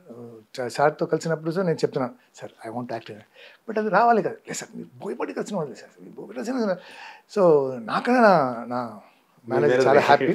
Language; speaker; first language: Telugu; non-native, fluent; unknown